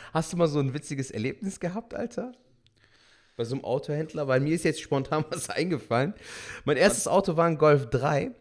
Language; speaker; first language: German; early bilingual, other home language; Turkish